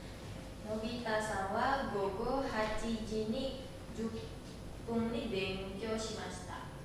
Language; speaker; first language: Japanese; non-native, learner; Indonesian